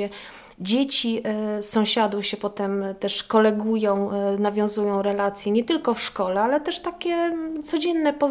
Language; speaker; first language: Polish; native; Polish